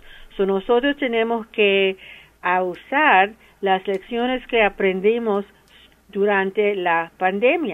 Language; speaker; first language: Spanish; early bilingual, heritage; English